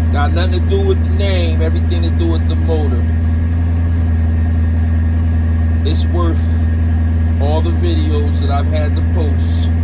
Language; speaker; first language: English; native; English